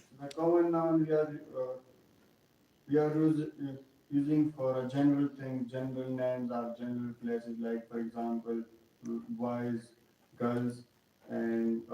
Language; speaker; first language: English; non-native, learner; Pashto